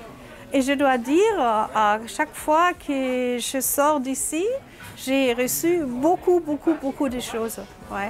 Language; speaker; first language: French; non-native, fluent; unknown